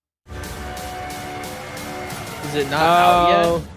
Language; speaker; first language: English; native; English